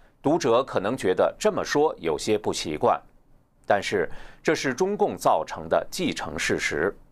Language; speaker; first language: Chinese; native; Chinese